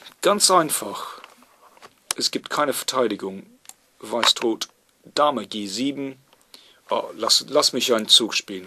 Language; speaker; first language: German; non-native, fluent; English